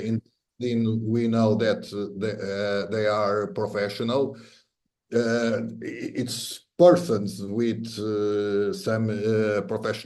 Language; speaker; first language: English; non-native, fluent; Portuguese